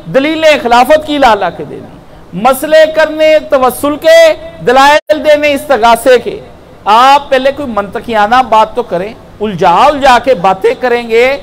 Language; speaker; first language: Urdu; non-native, local second language; Punjabi